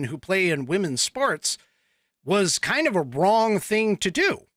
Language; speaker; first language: English; native; English